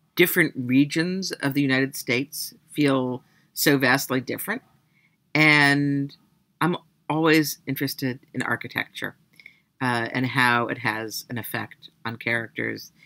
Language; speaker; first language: English; native; English